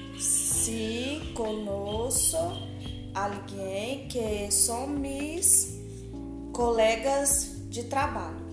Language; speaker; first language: Portuguese; non-native, learner; Spanish